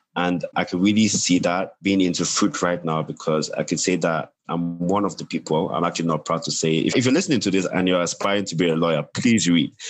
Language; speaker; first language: English; non-native, local second language; Yoruba